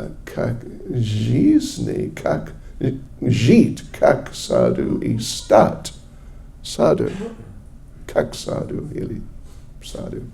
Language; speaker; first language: Russian; non-native, learner; English